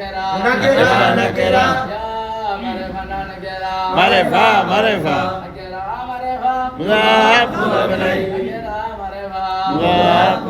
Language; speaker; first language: Arabic; non-native, learner; Bangla